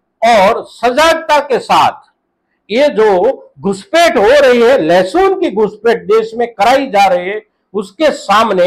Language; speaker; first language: Hindi; non-native, local second language; Gujarati